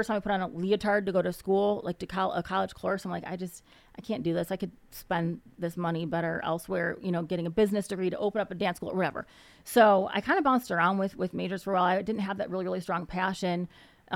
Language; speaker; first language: English; native; English